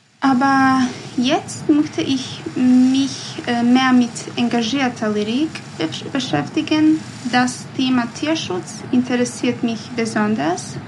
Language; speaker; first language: German; non-native, learner; Bosnian